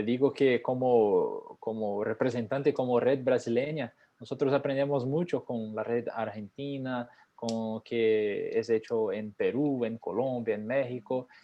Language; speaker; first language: Spanish; non-native, fluent; Portuguese